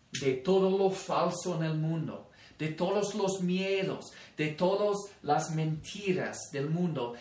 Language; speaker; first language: Spanish; non-native, fluent; English